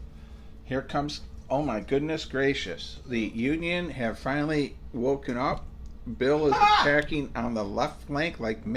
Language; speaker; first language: English; native; English